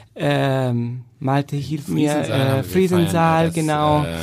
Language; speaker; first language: German; non-native, fluent; Italian